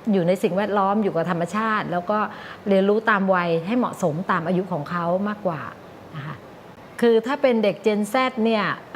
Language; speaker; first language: Thai; native; Thai